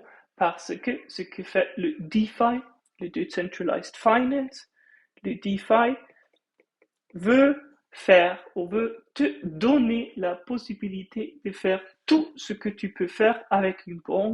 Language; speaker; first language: French; non-native, fluent; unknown